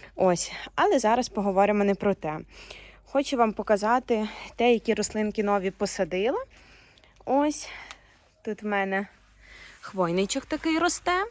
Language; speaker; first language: Ukrainian; non-native, local second language; Russian